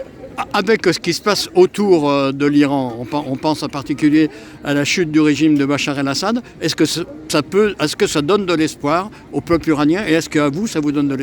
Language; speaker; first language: French; native; French